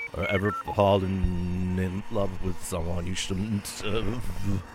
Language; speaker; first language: English; native; English